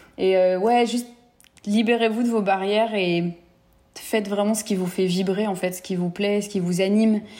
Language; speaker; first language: French; native; French